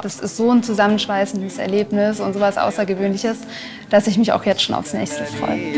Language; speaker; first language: German; native; German